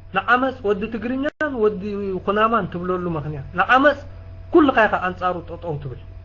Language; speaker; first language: Tigrinya; native; Tigrinya